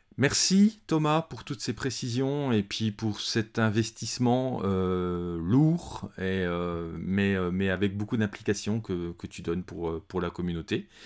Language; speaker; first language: French; native; French